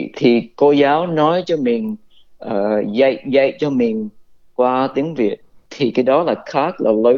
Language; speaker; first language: Vietnamese; early bilingual, heritage; Vietnamese